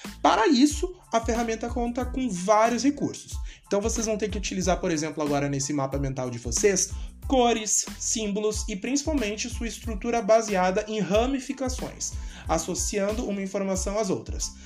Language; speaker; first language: Portuguese; native; Portuguese